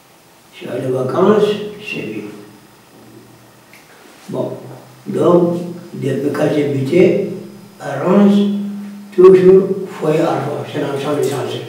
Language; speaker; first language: French; non-native, learner; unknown